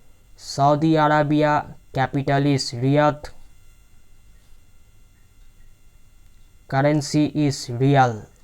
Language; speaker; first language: English; non-native, local second language; Bangla